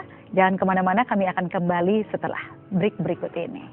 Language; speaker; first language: Indonesian; native; Indonesian